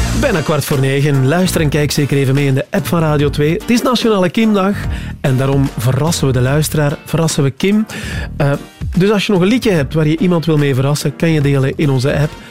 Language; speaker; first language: Dutch; native; Dutch